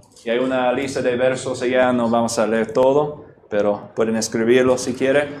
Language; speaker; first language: Spanish; non-native, fluent; English